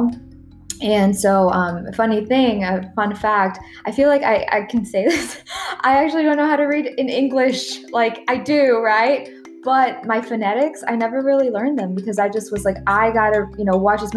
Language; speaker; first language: English; early bilingual, other home language; Spanish